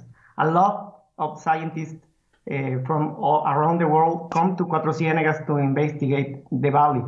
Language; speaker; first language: English; non-native, fluent; Spanish